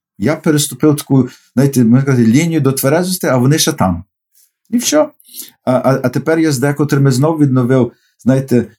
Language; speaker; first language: Ukrainian; early bilingual, heritage; Ukrainian